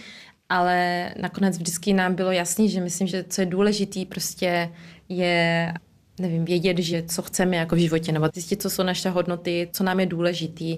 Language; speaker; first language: Czech; early bilingual, heritage; Czech